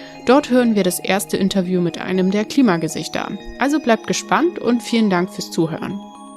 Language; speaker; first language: German; native; German